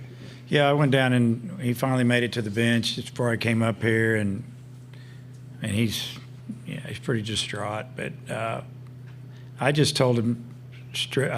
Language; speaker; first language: English; native; English